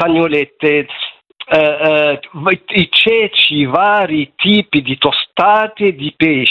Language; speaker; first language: Italian; non-native, fluent; Arabic